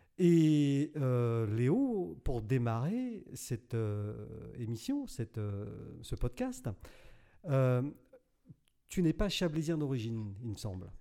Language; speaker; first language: French; native; French